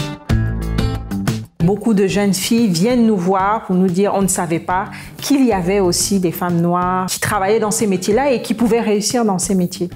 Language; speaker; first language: French; native; French